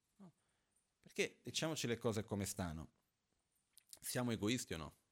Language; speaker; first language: Italian; non-native, fluent; Portuguese